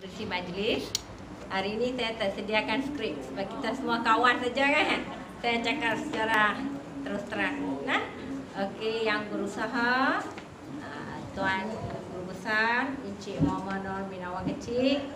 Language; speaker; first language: Malay; non-native, local second language; Tamil